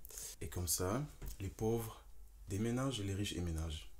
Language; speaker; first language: French; non-native, fluent; German